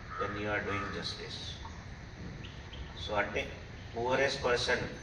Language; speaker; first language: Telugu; non-native, local second language; Hindi